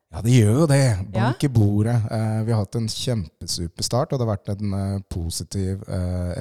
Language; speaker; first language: Norwegian; early bilingual, other home language; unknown